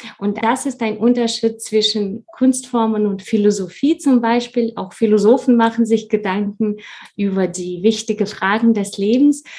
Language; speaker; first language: German; non-native, fluent; Russian